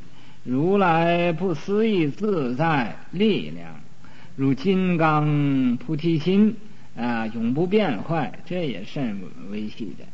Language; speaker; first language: Chinese; native; Chinese